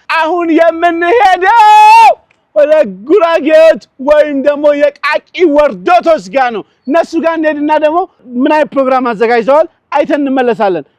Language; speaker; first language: Amharic; non-native, local second language; Oromo